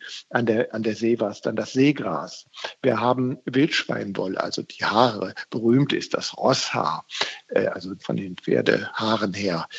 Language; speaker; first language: German; native; German